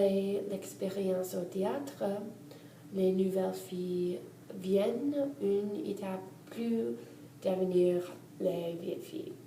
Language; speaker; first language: French; non-native, learner; English